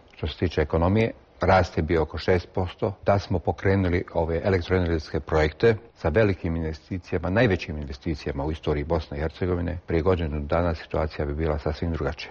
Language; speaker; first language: Bosnian; native; Bosnian